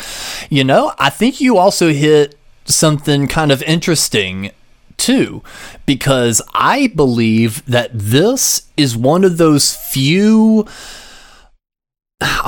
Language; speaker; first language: English; native; English